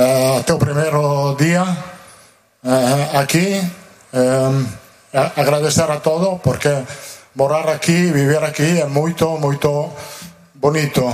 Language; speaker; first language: Portuguese; non-native, learner; Italian